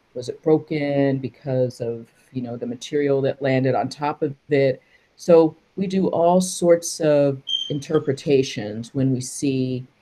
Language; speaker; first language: English; native; English